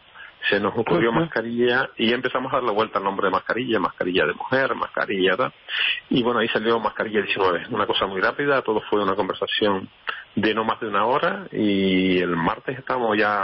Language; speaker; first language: Spanish; native; Spanish